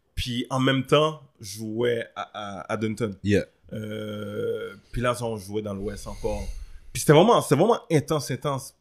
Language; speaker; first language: French; early bilingual, other home language; Haitian Creole